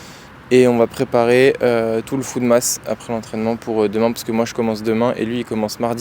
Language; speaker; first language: French; native; French